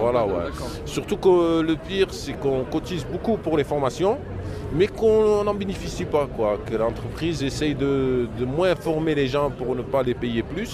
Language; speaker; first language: French; native; French